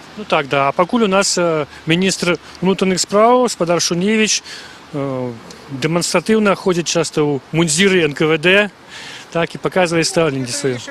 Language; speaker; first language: Belarusian; non-native, local second language; Russian